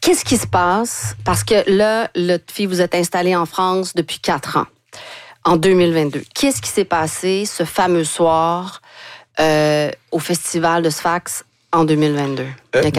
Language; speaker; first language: French; native; French